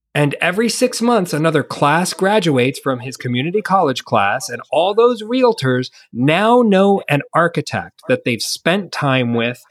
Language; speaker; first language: English; native; English